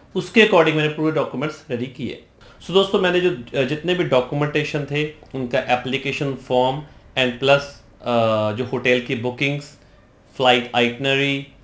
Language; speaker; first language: Hindi; non-native, local second language; Punjabi